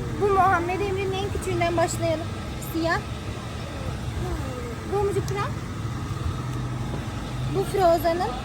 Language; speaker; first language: Turkish; non-native, fluent; Urdu